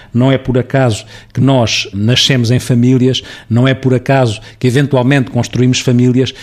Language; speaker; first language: Portuguese; native; Portuguese